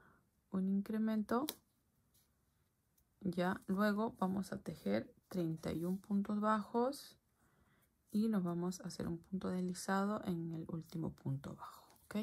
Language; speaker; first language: Spanish; native; Spanish